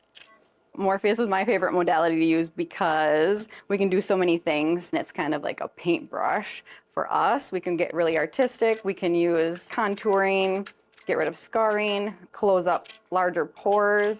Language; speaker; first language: English; native; English